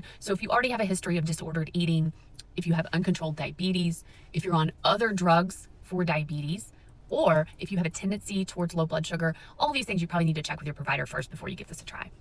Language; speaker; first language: English; native; English